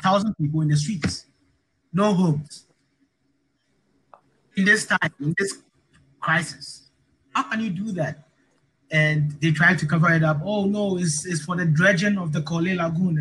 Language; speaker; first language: English; non-native, local second language; Ga